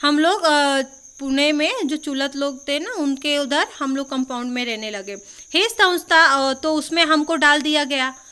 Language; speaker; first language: Hindi; non-native, local second language; Marathi